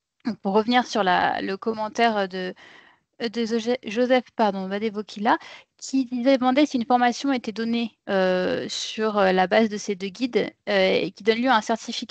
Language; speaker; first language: French; native; French